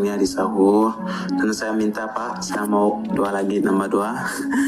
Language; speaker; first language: Indonesian; non-native, learner; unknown